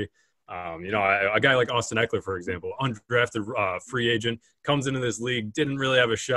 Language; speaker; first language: English; native; English